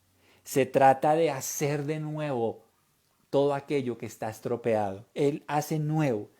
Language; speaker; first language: Spanish; native; Spanish